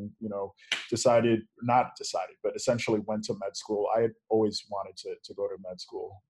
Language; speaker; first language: English; native; English